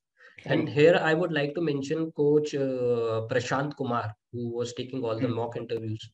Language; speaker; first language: English; non-native, local second language; Hindi